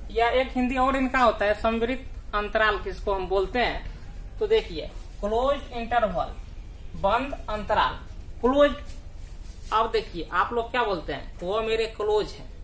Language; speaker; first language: Hindi; native; Hindi